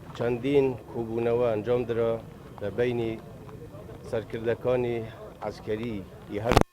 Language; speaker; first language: Central Kurdish; non-native, local second language; Kurdish